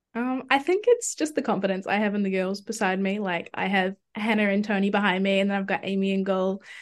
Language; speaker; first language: English; native; English